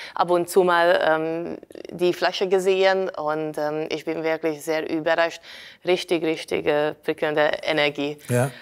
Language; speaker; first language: German; non-native, fluent; Hungarian